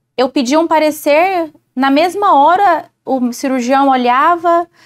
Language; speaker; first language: Portuguese; native; Portuguese